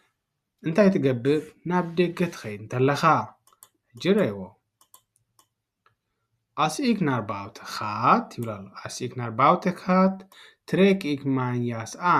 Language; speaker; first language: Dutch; non-native, learner; Tigrinya